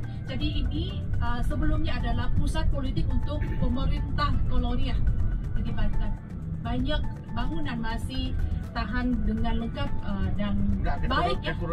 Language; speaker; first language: Indonesian; non-native, fluent; Vietnamese